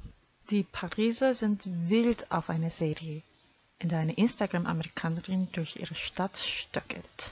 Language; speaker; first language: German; non-native, fluent; Korean